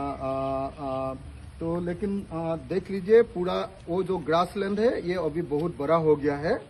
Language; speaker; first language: Hindi; non-native, local second language; Assamese